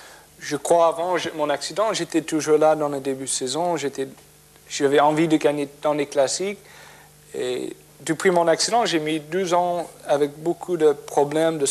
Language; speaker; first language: French; non-native, fluent; English